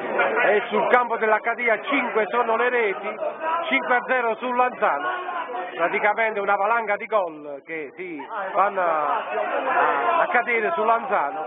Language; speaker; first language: Italian; native; Italian